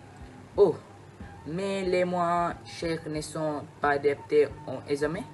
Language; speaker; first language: French; non-native, learner; Malay